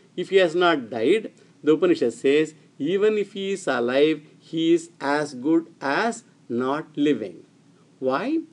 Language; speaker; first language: English; non-native, local second language; Tamil